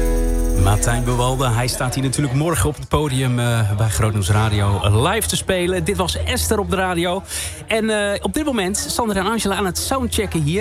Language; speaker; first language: Dutch; native; Dutch